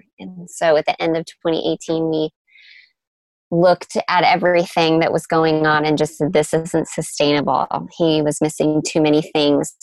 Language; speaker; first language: English; native; English